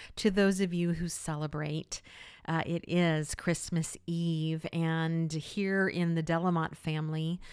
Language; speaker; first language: English; native; English